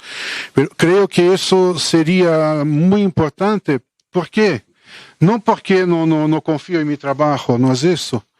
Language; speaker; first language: Spanish; non-native, fluent; Portuguese